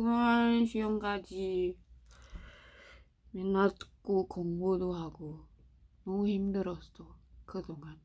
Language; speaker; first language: Korean; non-native, learner; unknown